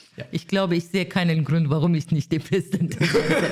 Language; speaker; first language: German; non-native, fluent; Persian